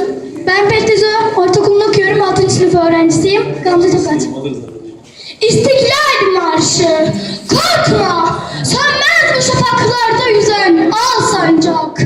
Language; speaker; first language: Turkish; native; Turkish